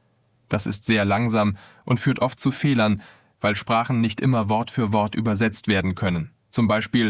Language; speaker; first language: German; non-native, fluent; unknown